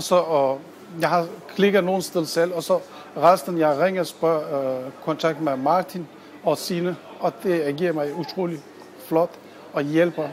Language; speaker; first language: Danish; non-native, learner; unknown